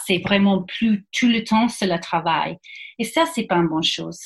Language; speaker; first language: French; non-native, fluent; English